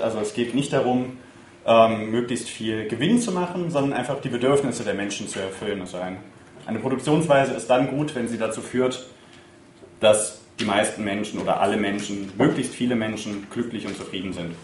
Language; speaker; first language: German; native; German